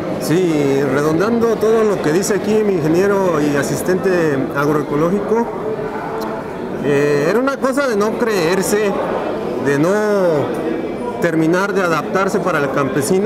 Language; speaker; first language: Spanish; native; Spanish